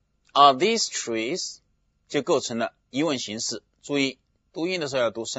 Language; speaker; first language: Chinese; native; Chinese